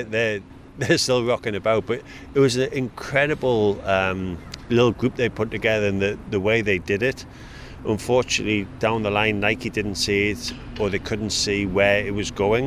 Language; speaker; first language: English; native; English